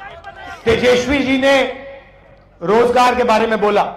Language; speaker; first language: Hindi; native; Hindi